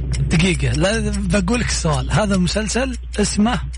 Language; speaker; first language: Arabic; native; Arabic